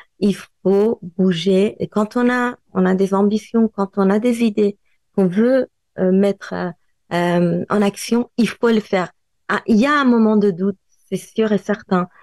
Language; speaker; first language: French; non-native, fluent; Persian